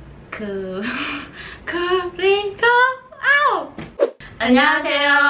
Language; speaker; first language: Korean; non-native, learner; Vietnamese